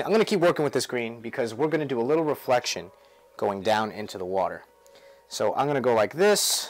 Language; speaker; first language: English; native; English